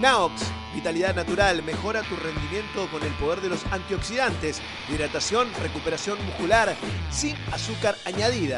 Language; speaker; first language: Spanish; native; Spanish